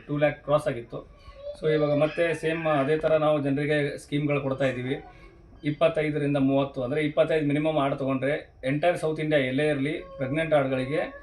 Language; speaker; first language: Kannada; native; Kannada